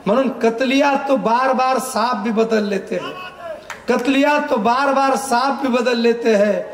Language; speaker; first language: Hindi; non-native, local second language; Marathi